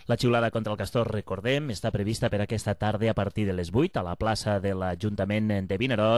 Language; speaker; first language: Catalan; native; Catalan